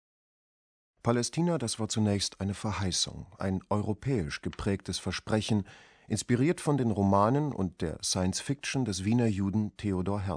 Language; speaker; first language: German; native; German